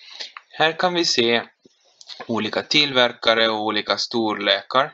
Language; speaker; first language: Swedish; non-native, fluent; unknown